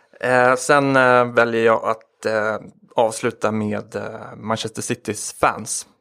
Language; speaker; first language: Swedish; native; Swedish